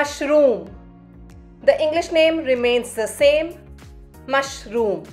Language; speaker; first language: English; non-native, local second language; Hindi